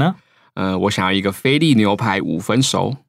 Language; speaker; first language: Chinese; native; Chinese